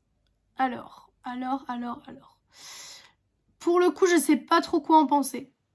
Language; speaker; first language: French; native; French